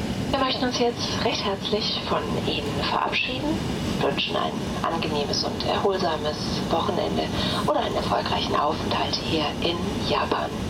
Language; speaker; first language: German; native; German